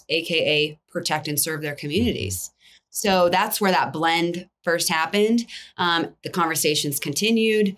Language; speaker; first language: English; native; English